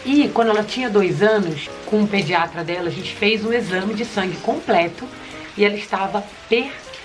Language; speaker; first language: Portuguese; native; Portuguese